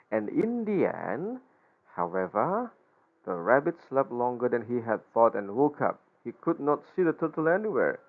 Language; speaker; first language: English; non-native, fluent; Indonesian